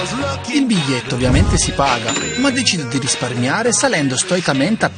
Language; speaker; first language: Italian; native; Italian